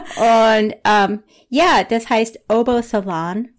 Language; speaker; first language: German; non-native, fluent; English